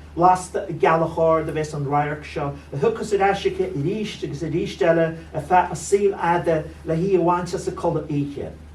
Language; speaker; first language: Irish; non-native, local second language; English